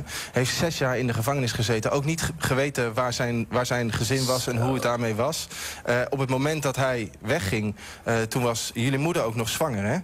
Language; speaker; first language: Dutch; native; Dutch